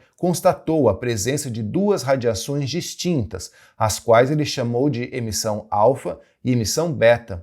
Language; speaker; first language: Portuguese; native; Portuguese